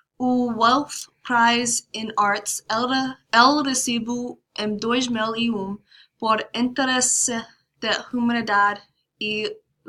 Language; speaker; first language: Portuguese; non-native, learner; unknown